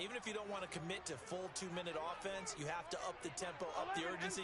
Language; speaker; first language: English; native; English